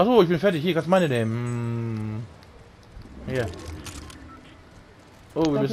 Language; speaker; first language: German; native; German